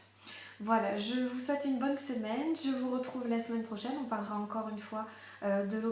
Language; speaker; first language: French; native; French